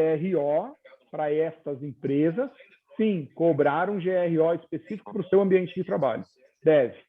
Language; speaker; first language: Portuguese; native; Portuguese